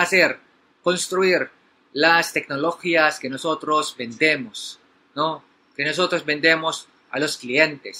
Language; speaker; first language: Spanish; non-native, learner; Filipino